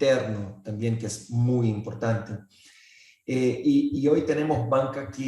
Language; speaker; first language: Spanish; non-native, fluent; Portuguese